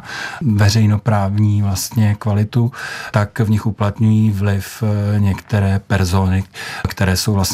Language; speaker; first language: Czech; native; Czech